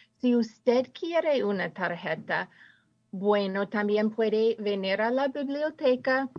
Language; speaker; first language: Spanish; non-native, fluent; English